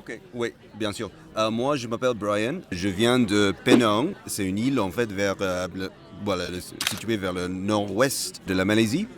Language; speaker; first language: French; non-native, fluent; Malay